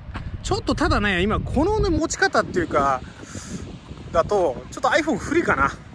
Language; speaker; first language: Japanese; native; Japanese